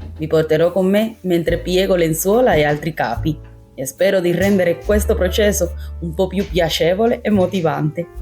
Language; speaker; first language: Italian; non-native, fluent; Spanish